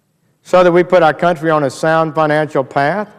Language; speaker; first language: English; native; English